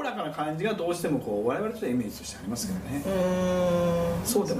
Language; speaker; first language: Japanese; native; Japanese